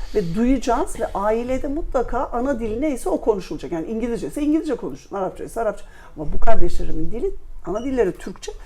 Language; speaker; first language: Turkish; native; Turkish